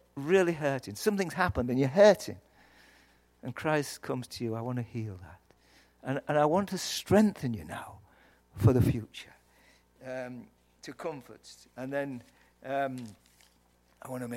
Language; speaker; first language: English; native; English